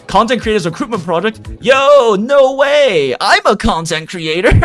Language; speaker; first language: English; native; English